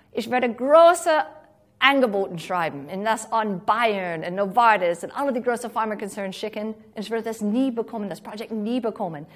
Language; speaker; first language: German; non-native, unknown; English